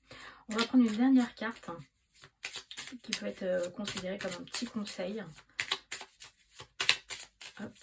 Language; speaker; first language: French; native; French